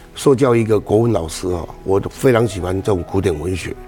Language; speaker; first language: Chinese; native; Chinese